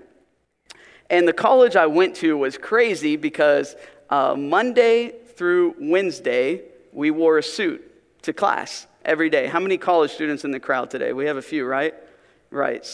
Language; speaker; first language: English; native; English